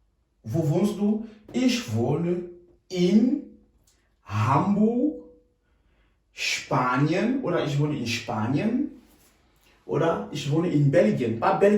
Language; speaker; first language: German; non-native, fluent; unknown